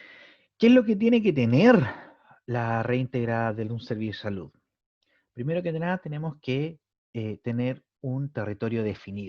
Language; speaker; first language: Spanish; native; Spanish